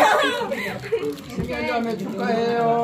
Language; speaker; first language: Korean; native; Korean